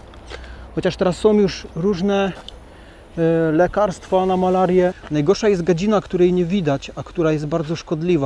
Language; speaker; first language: Polish; native; Polish